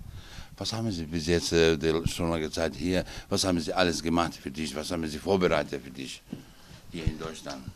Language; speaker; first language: German; non-native, learner; Bosnian